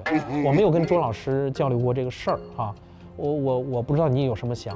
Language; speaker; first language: Chinese; native; Chinese